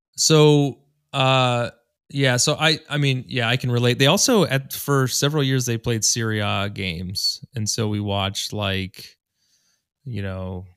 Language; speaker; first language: English; native; English